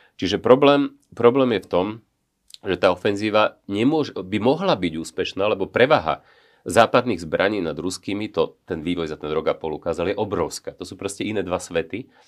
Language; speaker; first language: Slovak; native; Slovak